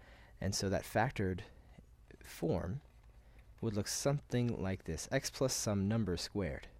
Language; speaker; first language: English; native; English